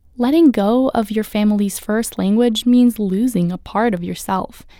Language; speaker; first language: English; early bilingual, other home language; Arabic